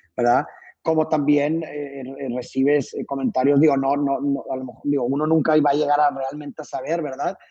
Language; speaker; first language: Spanish; native; Spanish